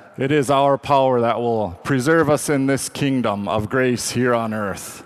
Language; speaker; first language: English; native; English